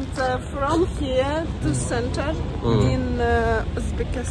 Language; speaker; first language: English; non-native, learner; Russian